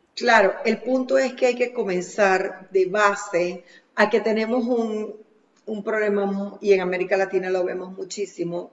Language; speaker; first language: Spanish; native; Spanish